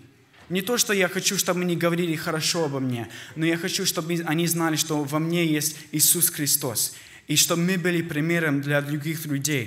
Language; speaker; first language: Russian; early bilingual, heritage; Russian